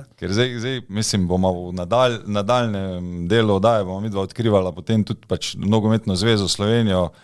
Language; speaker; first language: Slovenian; native; Slovenian